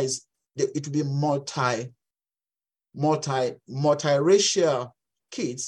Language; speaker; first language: English; non-native, local second language; Yoruba